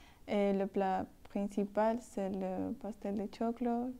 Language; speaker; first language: French; non-native, learner; Spanish